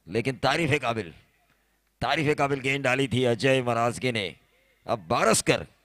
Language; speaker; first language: Hindi; non-native, local second language; Marathi